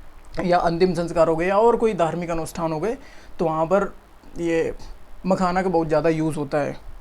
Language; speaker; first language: Hindi; native; Hindi